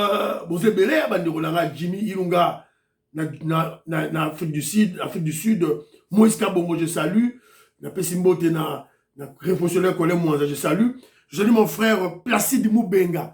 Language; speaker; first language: French; non-native, local second language; Lingala